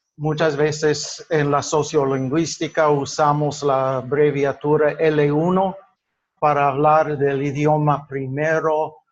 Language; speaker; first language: Spanish; non-native, fluent; English